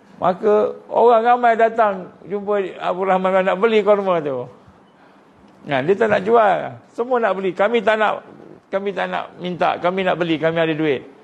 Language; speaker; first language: Malay; native; Malay